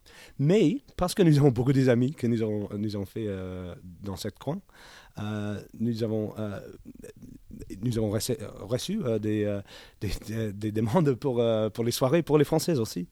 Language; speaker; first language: French; non-native, learner; English